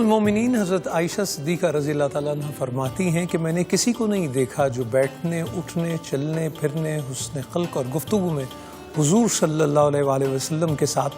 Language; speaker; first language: Urdu; native; Urdu